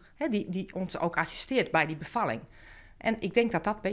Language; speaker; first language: Dutch; native; Dutch